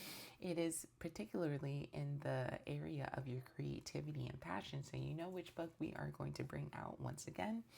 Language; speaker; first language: English; native; English